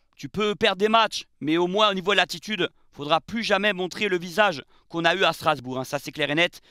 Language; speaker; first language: French; native; French